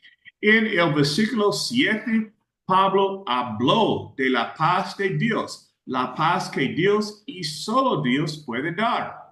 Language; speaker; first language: Spanish; non-native, fluent; English